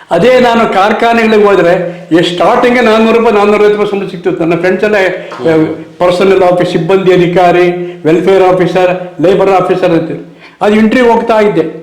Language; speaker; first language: Kannada; native; Kannada